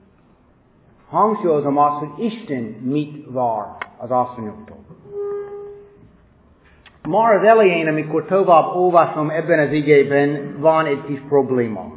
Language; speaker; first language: Hungarian; non-native, fluent; English